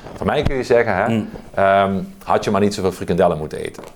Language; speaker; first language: Dutch; native; Dutch